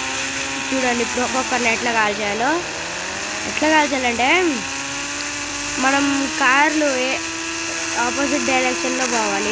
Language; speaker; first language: Telugu; native; Telugu